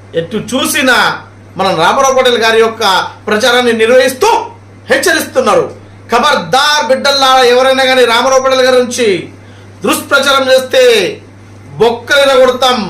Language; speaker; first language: Telugu; non-native, local second language; Marathi